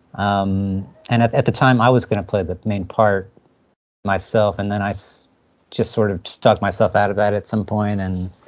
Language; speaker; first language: English; native; English